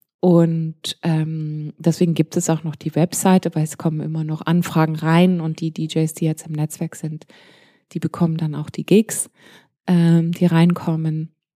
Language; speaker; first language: German; early bilingual, heritage; German